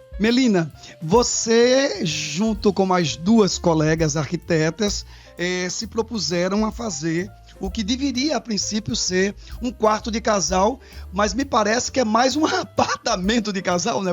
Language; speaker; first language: Portuguese; native; Portuguese